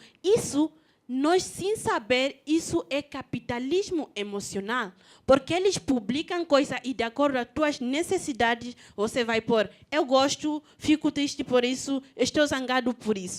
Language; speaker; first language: Portuguese; non-native, fluent; Spanish